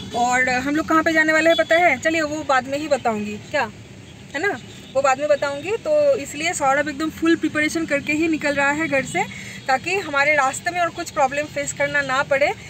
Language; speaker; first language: Hindi; non-native, local second language; Bangla